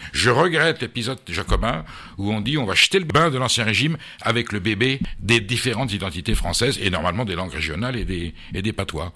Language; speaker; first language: French; native; French